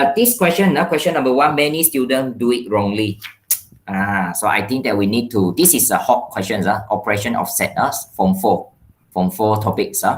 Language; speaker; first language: English; non-native, local second language; Malay